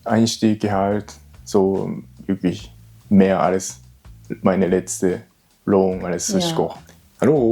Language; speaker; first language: German; non-native, learner; Japanese